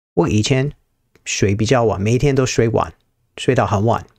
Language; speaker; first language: Chinese; non-native, fluent; English